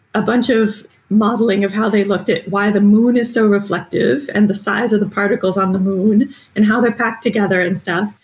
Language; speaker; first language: English; native; English